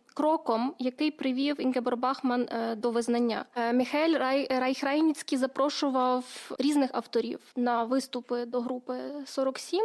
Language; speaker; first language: Ukrainian; native; Ukrainian